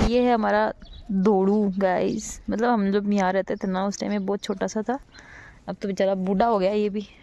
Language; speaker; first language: Hindi; non-native, local second language; Rajasthani